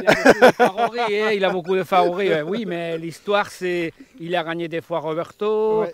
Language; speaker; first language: French; non-native, learner; Spanish